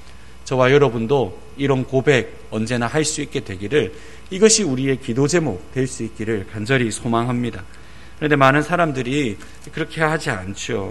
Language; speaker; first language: Korean; native; Korean